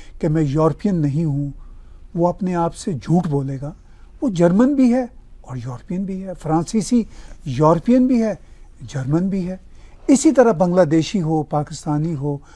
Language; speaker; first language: Urdu; native; Urdu